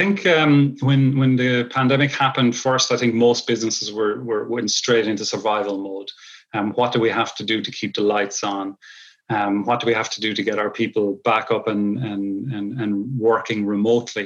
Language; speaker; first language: English; native; English